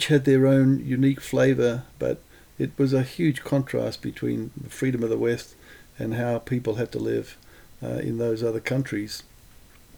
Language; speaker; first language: English; non-native, local second language; Lithuanian